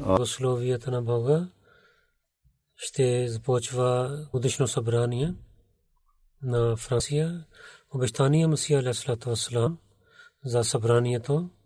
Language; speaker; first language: Bulgarian; non-native, learner; Urdu